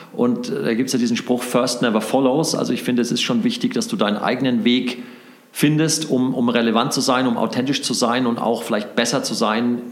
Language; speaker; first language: German; native; German